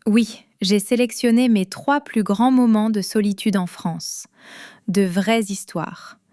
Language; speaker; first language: French; non-native, fluent; English